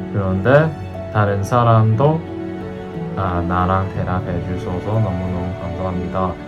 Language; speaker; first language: Korean; non-native, learner; Cantonese